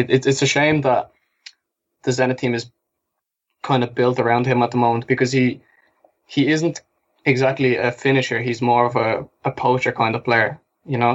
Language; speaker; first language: English; native; English